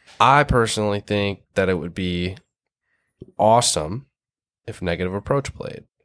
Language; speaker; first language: English; native; English